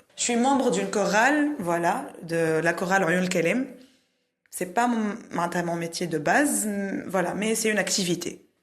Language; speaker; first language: French; non-native, local second language; Arabic